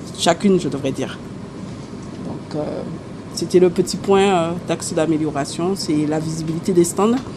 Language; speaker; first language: French; native; French